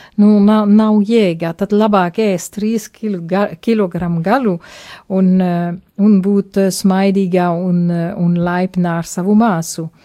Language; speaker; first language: Latvian; non-native, fluent; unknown